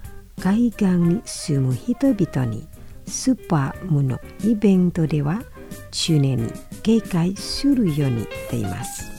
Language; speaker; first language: Japanese; non-native, fluent; Indonesian